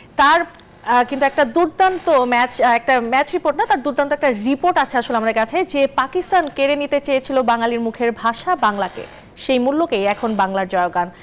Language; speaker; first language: Bangla; native; Bangla